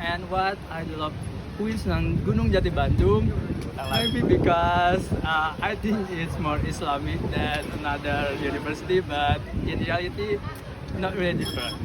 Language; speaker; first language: English; non-native, learner; Indonesian